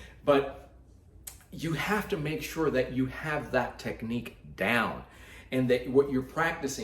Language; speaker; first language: English; native; English